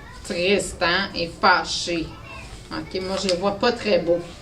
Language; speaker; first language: French; native; French